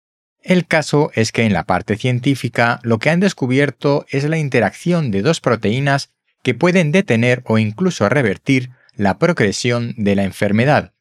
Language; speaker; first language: Spanish; native; Spanish